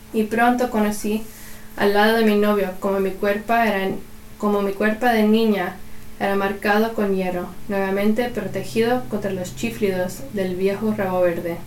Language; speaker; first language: Spanish; early bilingual, other home language; English